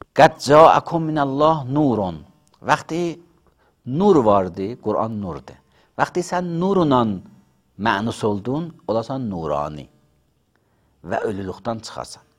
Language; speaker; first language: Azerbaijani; native; Azerbaijani